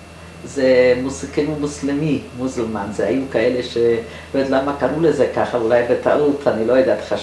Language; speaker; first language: Hebrew; non-native, fluent; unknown